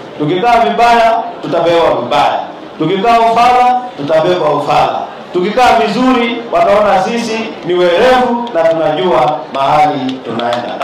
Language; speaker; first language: Swahili; non-native, local second language; Kikuyu